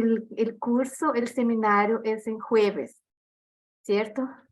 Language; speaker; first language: Spanish; non-native, learner; Portuguese